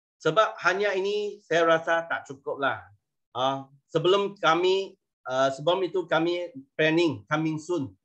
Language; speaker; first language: Malay; non-native, local second language; Chinese